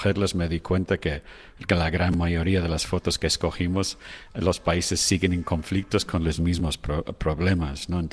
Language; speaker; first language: Spanish; non-native, fluent; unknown